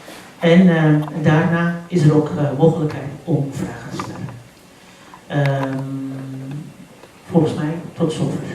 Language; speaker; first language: Dutch; non-native, fluent; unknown